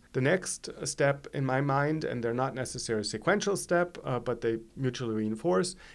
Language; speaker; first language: English; non-native, fluent; German